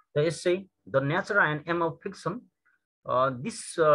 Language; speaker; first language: English; non-native, local second language; Nepali